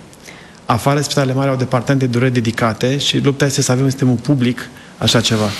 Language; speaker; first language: Romanian; native; Romanian